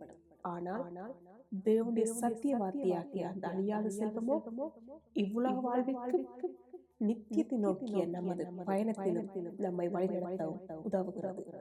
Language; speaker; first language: Tamil; native; Tamil